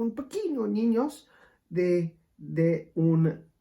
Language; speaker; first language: Spanish; non-native, learner; English